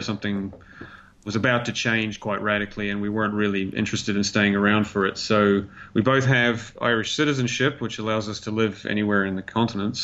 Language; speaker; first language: English; native; English